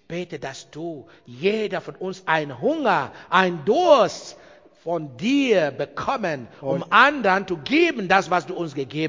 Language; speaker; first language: German; non-native, learner; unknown